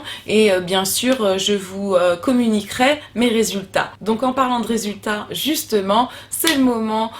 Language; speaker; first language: French; native; French